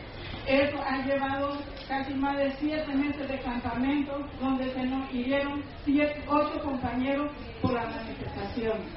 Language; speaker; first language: Spanish; non-native, local second language; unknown